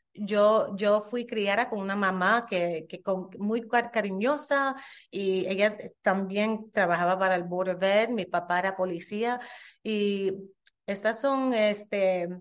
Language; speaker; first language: Spanish; early bilingual, heritage; Spanish